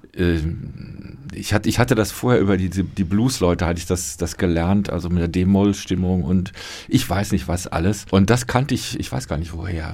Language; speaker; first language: German; native; German